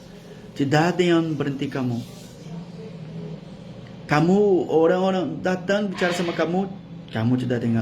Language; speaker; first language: Indonesian; non-native, learner; Portuguese